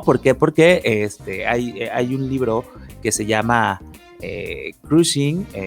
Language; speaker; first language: Spanish; native; Spanish